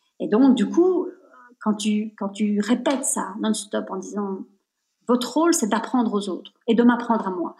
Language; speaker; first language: French; native; French